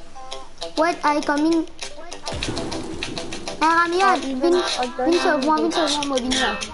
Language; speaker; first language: English; non-native, learner; French